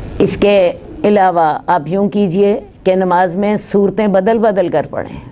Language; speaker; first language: Urdu; non-native, local second language; Punjabi